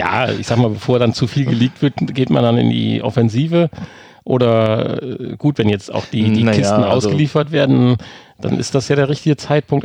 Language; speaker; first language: German; native; German